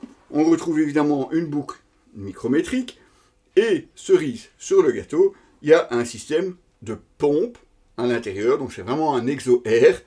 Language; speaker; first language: French; native; French